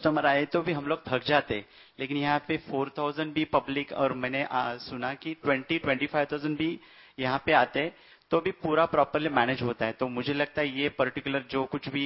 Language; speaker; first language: Hindi; non-native, local second language; Marathi